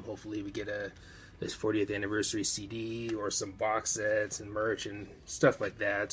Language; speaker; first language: English; native; English